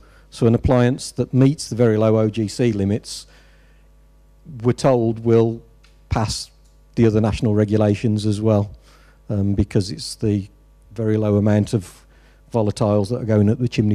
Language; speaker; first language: English; native; English